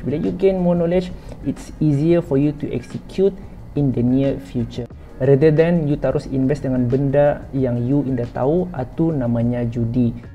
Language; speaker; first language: English; non-native, local second language; Malay